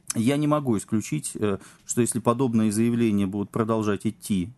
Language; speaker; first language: Russian; native; Russian